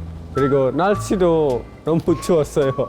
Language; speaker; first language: Korean; non-native, learner; Indonesian